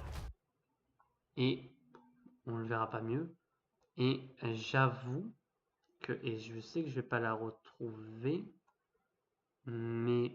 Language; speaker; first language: French; native; French